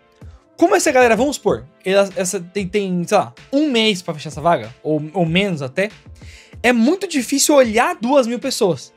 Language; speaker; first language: Portuguese; native; Portuguese